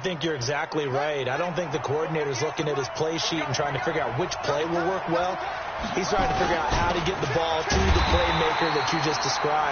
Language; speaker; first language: English; native; English